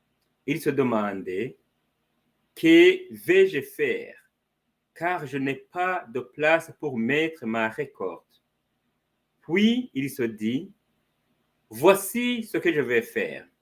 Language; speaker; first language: French; non-native, fluent; Spanish